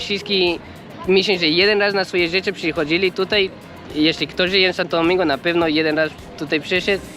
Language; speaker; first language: Polish; non-native, learner; Spanish